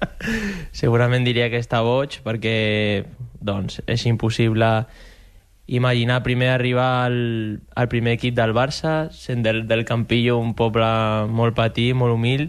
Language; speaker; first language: Catalan; non-native, local second language; Spanish